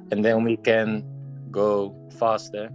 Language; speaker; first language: English; non-native, fluent; Dutch